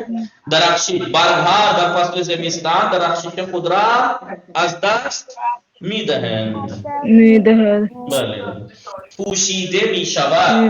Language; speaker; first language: Persian; non-native, fluent; Urdu